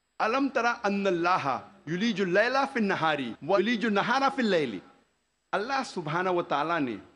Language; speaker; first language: Hindi; non-native, local second language; Konkani